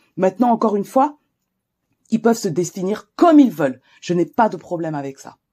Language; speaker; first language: French; native; French